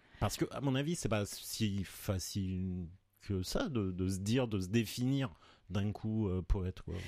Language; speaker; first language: French; native; French